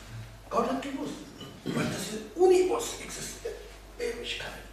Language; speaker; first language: German; non-native, learner; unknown